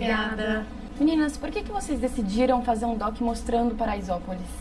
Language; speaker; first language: Portuguese; native; Portuguese